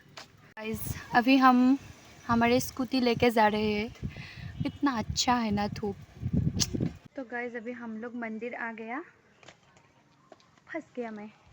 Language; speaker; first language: Hindi; non-native, local second language; Assamese